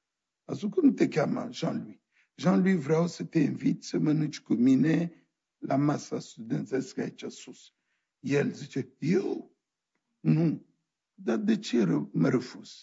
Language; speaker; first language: Romanian; non-native, fluent; French